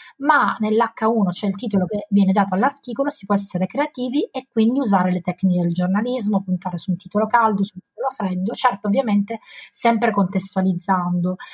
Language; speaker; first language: Italian; native; Italian